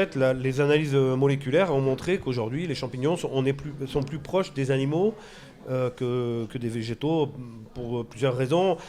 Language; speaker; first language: French; native; French